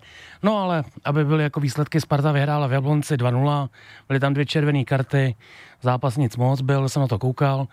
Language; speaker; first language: Czech; native; Czech